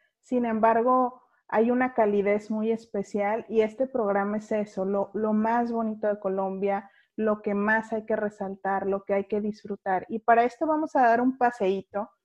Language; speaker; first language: Spanish; native; Spanish